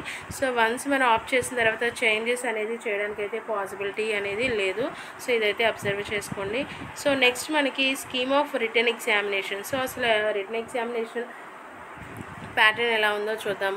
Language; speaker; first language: Telugu; native; Telugu